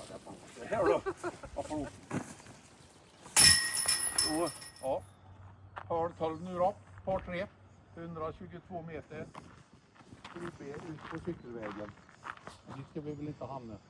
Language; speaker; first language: Swedish; native; Swedish